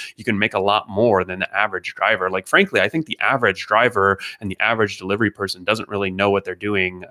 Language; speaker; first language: English; native; English